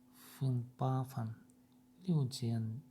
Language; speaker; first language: Chinese; non-native, learner; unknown